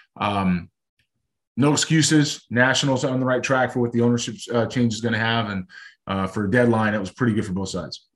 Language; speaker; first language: English; native; English